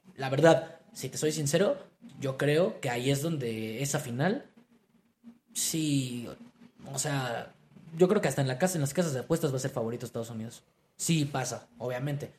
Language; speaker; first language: Spanish; native; Spanish